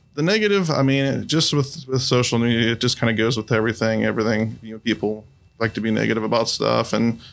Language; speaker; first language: English; native; English